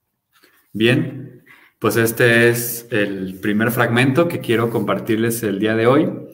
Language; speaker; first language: Spanish; native; Spanish